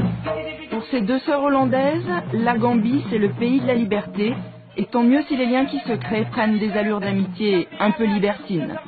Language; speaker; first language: French; native; French